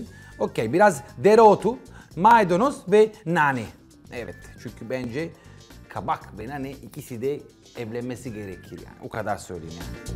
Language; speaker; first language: Turkish; non-native, fluent; Italian